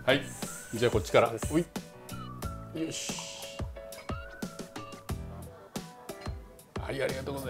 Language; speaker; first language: Japanese; native; Japanese